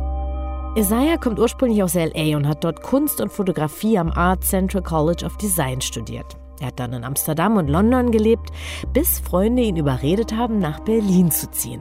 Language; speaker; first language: German; native; German